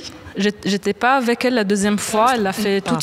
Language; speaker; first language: French; non-native, local second language; Arabic